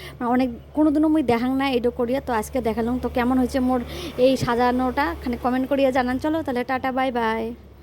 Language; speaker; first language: Bangla; native; Bangla